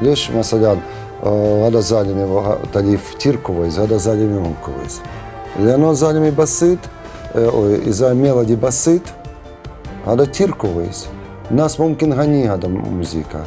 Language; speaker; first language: Arabic; non-native, learner; Russian